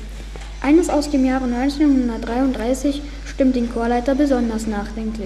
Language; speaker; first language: German; native; German